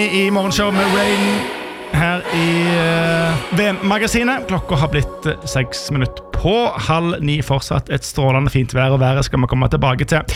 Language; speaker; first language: Norwegian; native; Norwegian